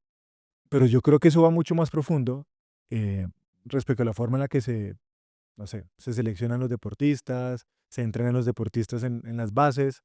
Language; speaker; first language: Spanish; native; Spanish